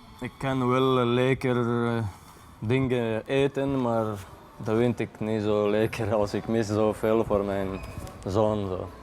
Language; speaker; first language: Dutch; non-native, learner; Chechen